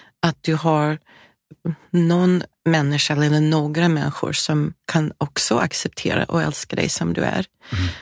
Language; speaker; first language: Swedish; non-native, fluent; English